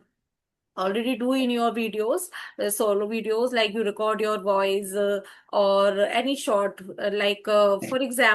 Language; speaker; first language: English; non-native, fluent; Hindi